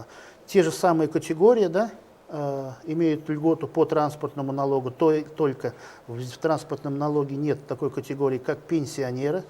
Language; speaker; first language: Russian; native; Russian